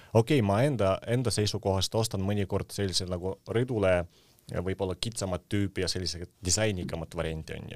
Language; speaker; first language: Estonian; non-native, local second language; Russian